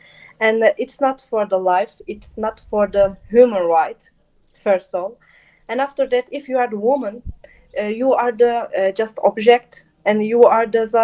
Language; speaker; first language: English; non-native, local second language; Turkish